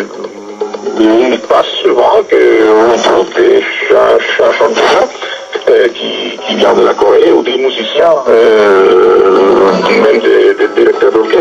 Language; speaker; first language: French; non-native, fluent; Italian